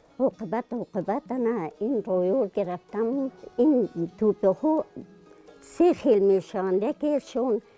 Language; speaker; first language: Tajik; non-native, local second language; Shughni